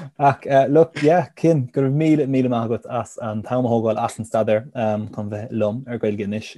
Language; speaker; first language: Irish; native; Irish